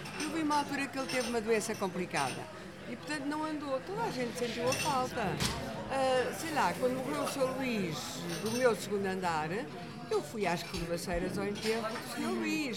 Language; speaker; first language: Portuguese; native; Portuguese